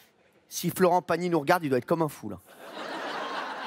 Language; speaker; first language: French; native; French